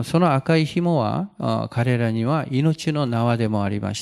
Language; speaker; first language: Japanese; non-native, fluent; Korean